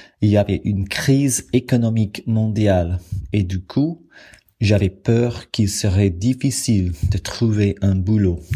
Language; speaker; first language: French; non-native, fluent; English